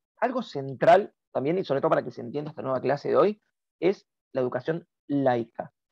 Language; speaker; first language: Spanish; native; Spanish